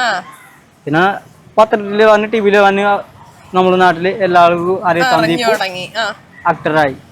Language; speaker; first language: Malayalam; non-native, local second language; Odia